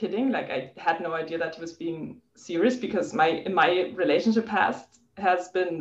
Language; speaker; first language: English; non-native, fluent; German